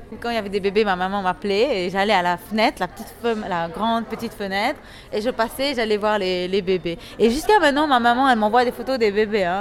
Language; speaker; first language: French; non-native, local second language; Arabic